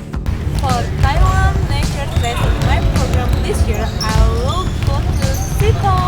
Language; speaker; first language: English; non-native, learner; Indonesian